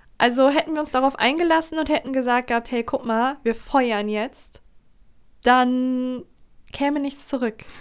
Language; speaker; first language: German; early bilingual, other home language; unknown